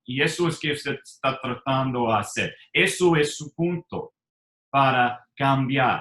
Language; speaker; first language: Spanish; non-native, learner; English